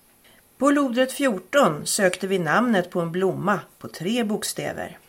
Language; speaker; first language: Swedish; native; Swedish